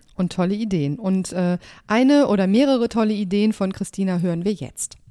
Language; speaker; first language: German; native; German